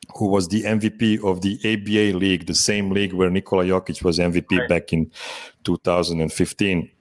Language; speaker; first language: English; non-native, fluent; Serbian